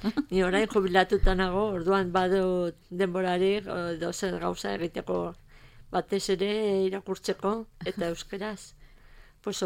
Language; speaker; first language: Basque; non-native, learner; Spanish